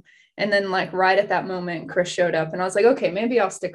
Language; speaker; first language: English; native; English